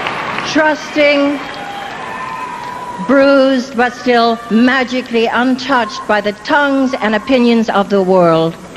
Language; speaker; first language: English; native; English